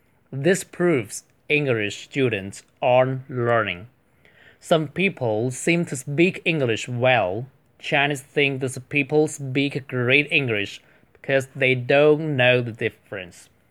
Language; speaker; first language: English; non-native, fluent; Chinese